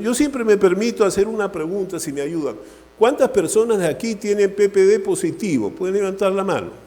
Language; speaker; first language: Spanish; native; Spanish